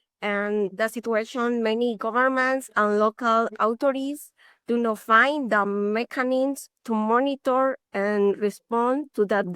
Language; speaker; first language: English; non-native, learner; Spanish